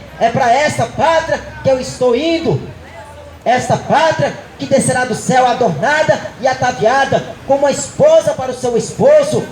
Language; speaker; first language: Portuguese; native; Portuguese